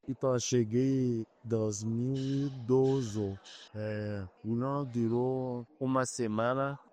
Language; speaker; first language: Portuguese; non-native, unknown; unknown